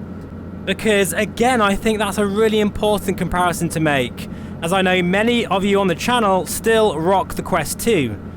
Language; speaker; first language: English; native; English